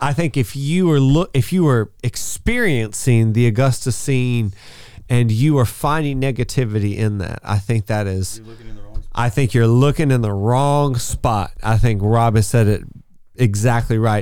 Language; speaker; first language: English; native; English